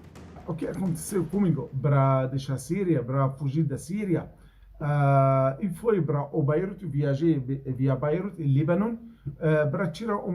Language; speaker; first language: Portuguese; non-native, learner; Arabic